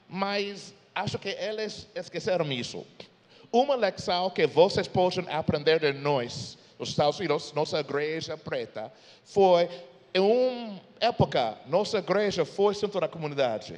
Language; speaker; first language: Portuguese; non-native, fluent; English